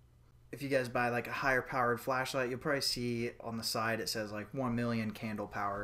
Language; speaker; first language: English; native; English